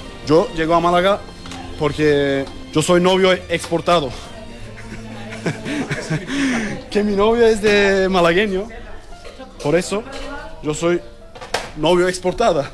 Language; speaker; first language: Spanish; non-native, learner; Turkish